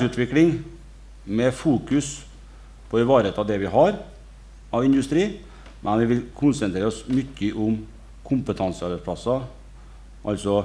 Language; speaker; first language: Norwegian; native; Norwegian